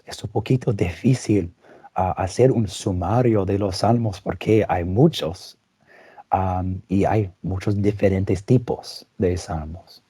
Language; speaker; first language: Spanish; non-native, fluent; English